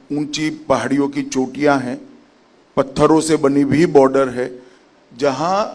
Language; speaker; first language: Hindi; non-native, local second language; Gujarati